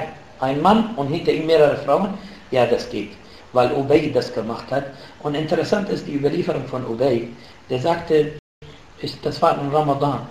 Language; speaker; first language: German; non-native, fluent; Arabic